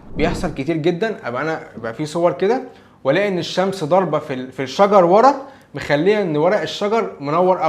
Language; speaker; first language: Arabic; native; Arabic